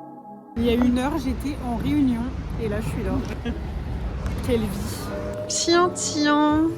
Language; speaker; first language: French; native; French